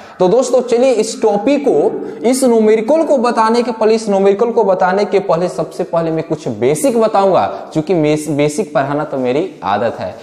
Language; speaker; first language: Hindi; native; Hindi